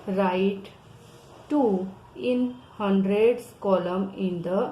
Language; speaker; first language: English; non-native, local second language; Gujarati